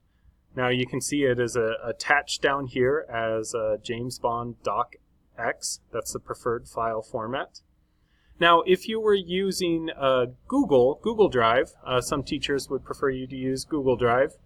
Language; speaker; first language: English; native; English